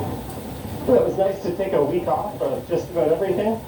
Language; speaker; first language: English; native; English